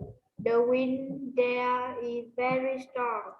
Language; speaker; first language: English; non-native, learner; Vietnamese